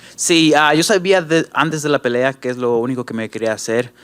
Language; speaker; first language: Spanish; early bilingual, heritage; Spanish